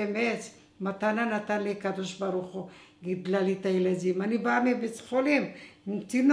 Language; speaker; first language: Hebrew; non-native, fluent; Arabic